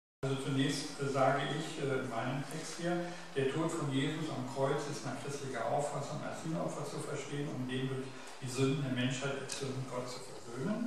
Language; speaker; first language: German; native; German